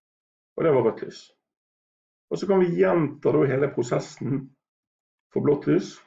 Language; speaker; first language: Norwegian; native; Norwegian